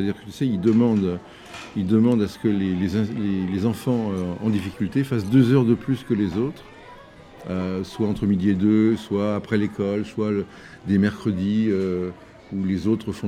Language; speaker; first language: French; native; French